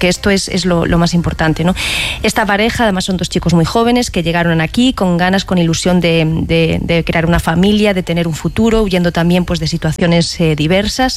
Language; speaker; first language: Spanish; native; Spanish